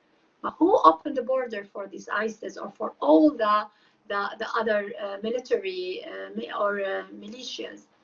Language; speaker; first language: English; non-native, fluent; Arabic